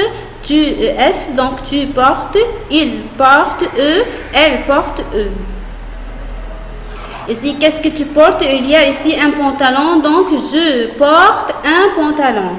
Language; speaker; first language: French; non-native, fluent; Arabic